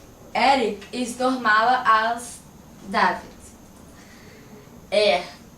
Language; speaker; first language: German; non-native, learner; Portuguese